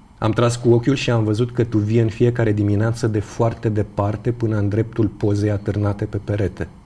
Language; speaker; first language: Romanian; native; Romanian